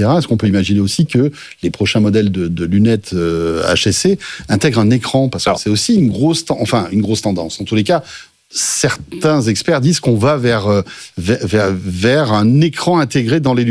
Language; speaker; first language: French; native; French